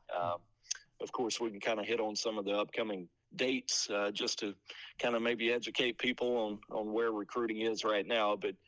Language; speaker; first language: English; native; English